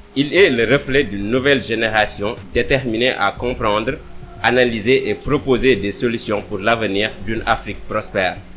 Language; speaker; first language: French; non-native, local second language; Wolof